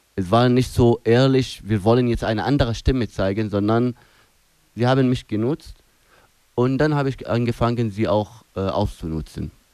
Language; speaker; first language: German; non-native, fluent; Arabic